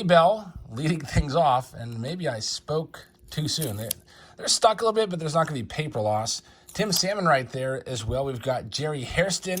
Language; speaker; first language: English; native; English